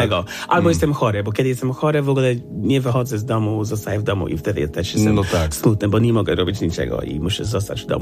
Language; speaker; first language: Polish; non-native, fluent; English